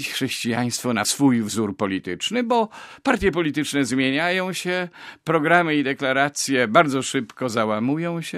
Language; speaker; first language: Polish; native; Polish